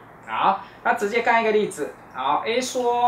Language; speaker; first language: Chinese; non-native, fluent; Japanese